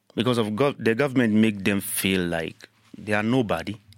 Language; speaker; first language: English; non-native, learner; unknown